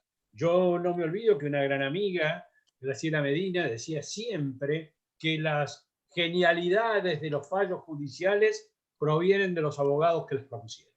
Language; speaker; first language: Spanish; native; Spanish